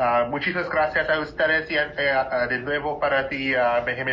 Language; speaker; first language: Spanish; non-native, learner; English